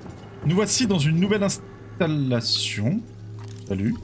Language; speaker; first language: French; native; French